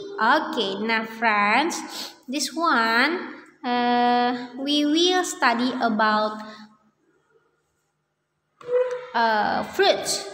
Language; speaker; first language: English; non-native, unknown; Indonesian